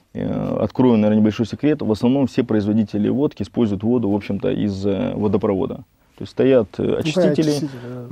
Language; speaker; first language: Russian; native; Russian